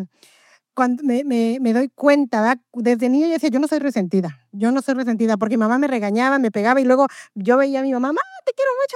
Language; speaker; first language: Spanish; native; Spanish